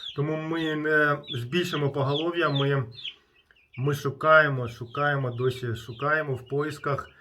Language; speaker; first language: Ukrainian; non-native, local second language; Russian